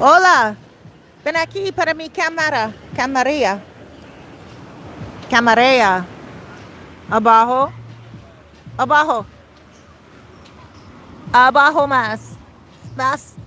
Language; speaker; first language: Spanish; non-native, learner; English